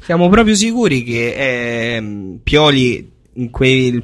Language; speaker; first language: Italian; native; Italian